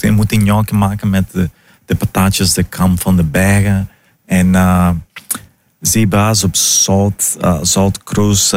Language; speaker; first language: Dutch; non-native, learner; Portuguese